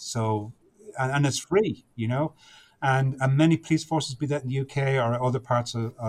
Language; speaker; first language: English; native; English